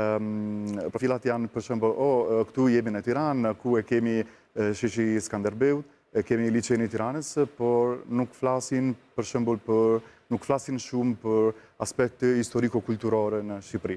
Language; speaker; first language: Albanian; non-native, learner; Italian